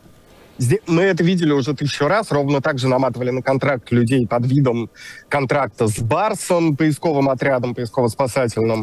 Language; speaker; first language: Russian; native; Russian